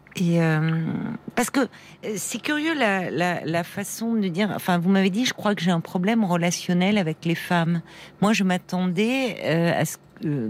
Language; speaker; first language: French; native; French